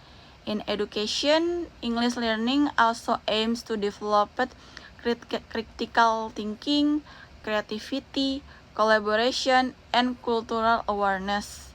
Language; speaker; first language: English; non-native, learner; Indonesian